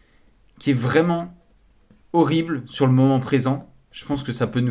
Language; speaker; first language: French; native; French